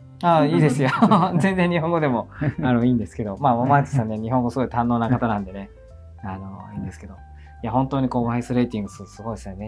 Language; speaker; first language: Japanese; native; Japanese